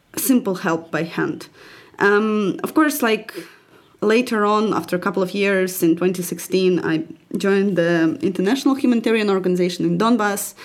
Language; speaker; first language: English; non-native, fluent; Ukrainian